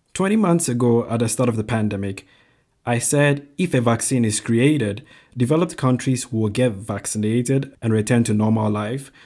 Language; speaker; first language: English; non-native, local second language; Akan